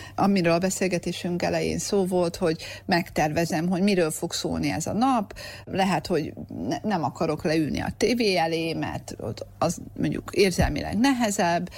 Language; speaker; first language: Hungarian; native; Hungarian